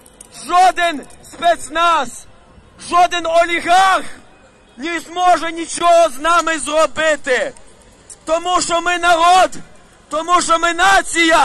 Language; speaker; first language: Ukrainian; native; Ukrainian